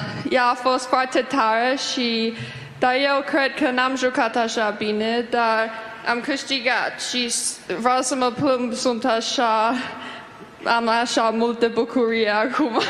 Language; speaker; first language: Romanian; early bilingual, heritage; English